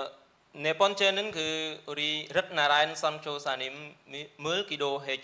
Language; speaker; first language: Korean; non-native, learner; Khmer